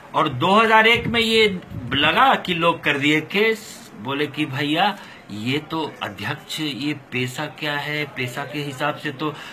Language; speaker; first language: Hindi; non-native, local second language; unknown